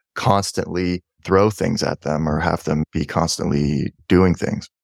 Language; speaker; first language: English; native; English